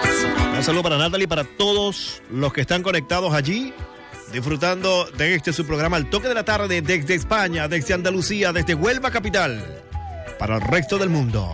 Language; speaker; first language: Spanish; native; Spanish